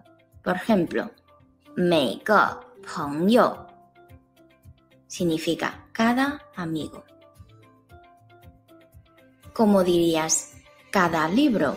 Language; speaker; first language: Spanish; non-native, fluent; Chinese